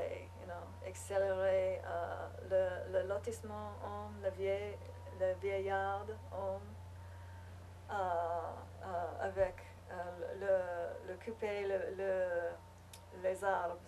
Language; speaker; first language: French; non-native, learner; English